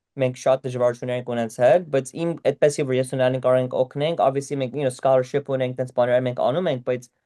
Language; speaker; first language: Armenian; early bilingual, heritage; Armenian